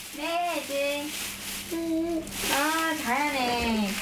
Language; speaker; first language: Korean; non-native, learner; Vietnamese